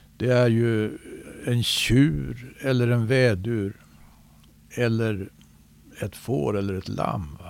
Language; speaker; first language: Swedish; native; Swedish